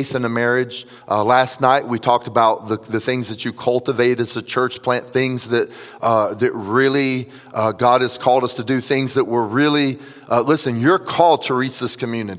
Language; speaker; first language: English; native; English